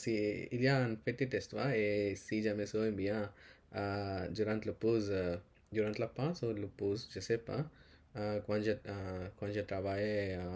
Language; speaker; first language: French; non-native, learner; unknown